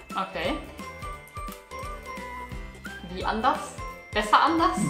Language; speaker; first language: German; native; German